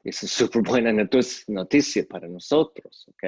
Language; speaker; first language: Spanish; non-native, fluent; English